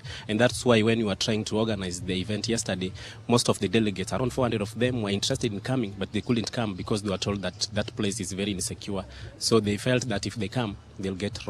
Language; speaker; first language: English; non-native, local second language; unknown